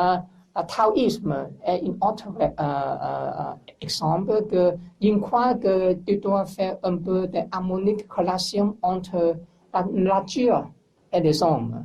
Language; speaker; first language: French; non-native, learner; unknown